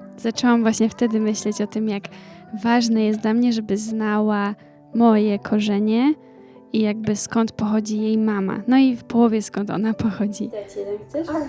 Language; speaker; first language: Polish; native; Polish